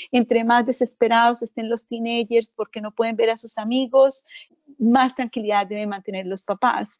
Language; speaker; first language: Spanish; native; Spanish